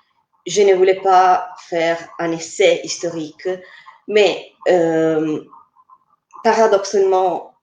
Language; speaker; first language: French; non-native, fluent; Italian